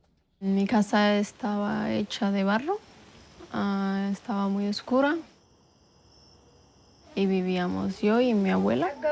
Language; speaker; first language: Spanish; non-native, local second language; Amharic